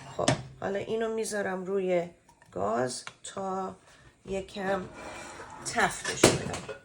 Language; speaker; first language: Persian; native; Persian